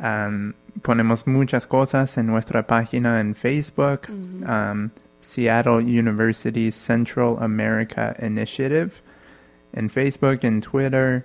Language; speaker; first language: Spanish; non-native, fluent; English